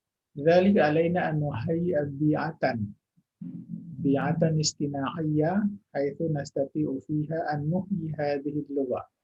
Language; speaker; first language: Arabic; non-native, fluent; Indonesian